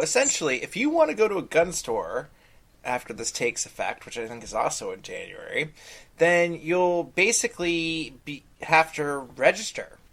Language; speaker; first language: English; native; English